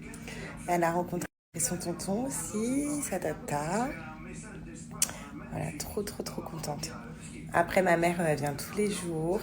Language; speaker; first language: French; native; French